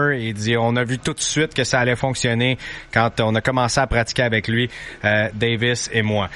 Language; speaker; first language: French; native; French